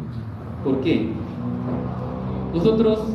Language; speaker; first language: Spanish; non-native, learner; Korean